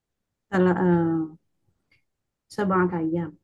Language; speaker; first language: Arabic; non-native, learner; Indonesian